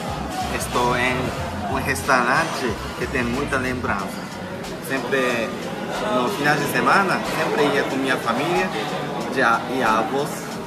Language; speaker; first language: Portuguese; non-native, fluent; Japanese